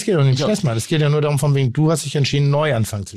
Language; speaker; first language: German; native; German